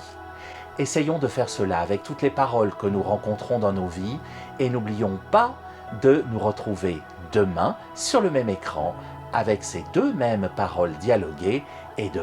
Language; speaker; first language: French; native; French